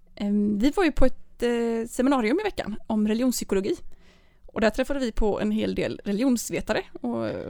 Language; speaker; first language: Swedish; native; Swedish